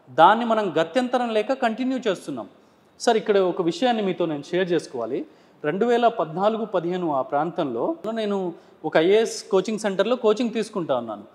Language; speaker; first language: Telugu; native; Telugu